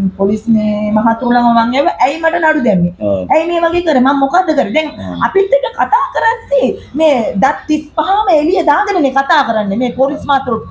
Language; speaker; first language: Sinhala; non-native, local second language; Tamil